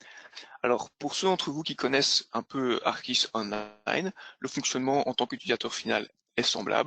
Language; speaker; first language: French; native; French